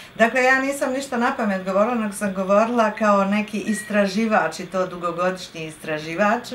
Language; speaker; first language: Bosnian; native; Bosnian